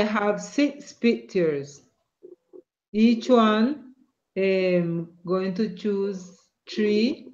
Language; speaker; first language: English; non-native, learner; Spanish